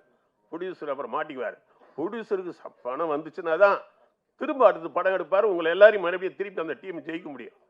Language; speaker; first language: Tamil; native; Tamil